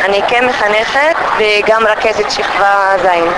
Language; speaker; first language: Hebrew; non-native, local second language; Arabic